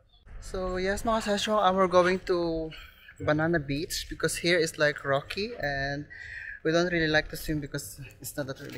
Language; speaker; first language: English; non-native, local second language; Filipino